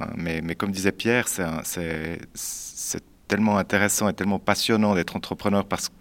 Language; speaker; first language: French; native; French